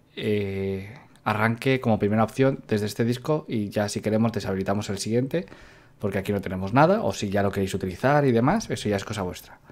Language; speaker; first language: Spanish; native; Spanish